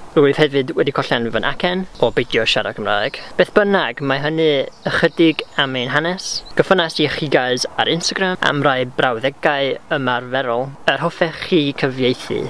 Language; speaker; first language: Welsh; non-native, local second language; English